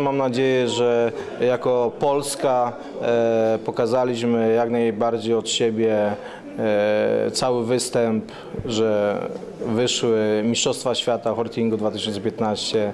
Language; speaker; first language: Polish; non-native, learner; Ukrainian